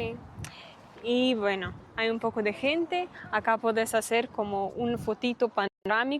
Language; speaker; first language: Spanish; non-native, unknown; Russian